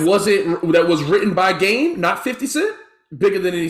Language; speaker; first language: English; native; English